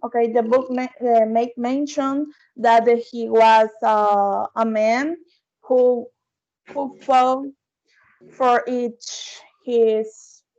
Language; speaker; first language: English; non-native, learner; Spanish